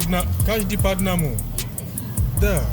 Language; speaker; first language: Russian; non-native, learner; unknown